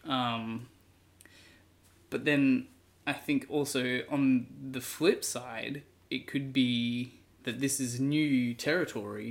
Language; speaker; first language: English; native; English